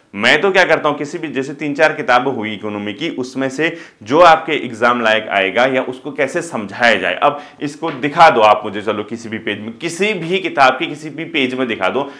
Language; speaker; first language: Hindi; native; Hindi